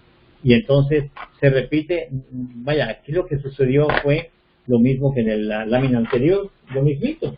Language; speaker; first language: Spanish; native; Spanish